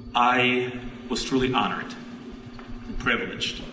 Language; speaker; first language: English; non-native, fluent; Ukrainian